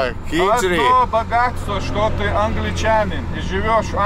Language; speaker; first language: Russian; non-native, local second language; Chechen